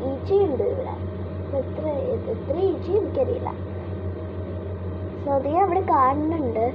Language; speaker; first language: Malayalam; early bilingual, heritage; Malayalam